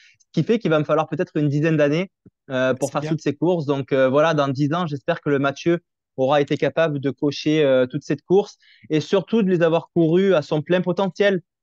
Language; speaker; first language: French; native; French